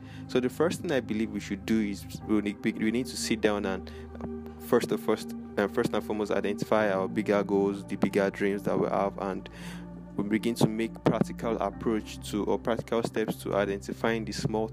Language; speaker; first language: English; non-native, local second language; Yoruba